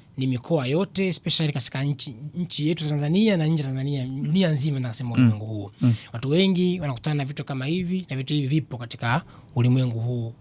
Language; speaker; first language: Swahili; native; Swahili